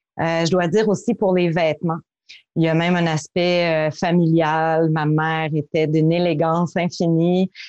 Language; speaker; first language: French; native; French